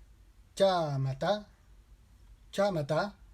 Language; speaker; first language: Japanese; non-native, learner; English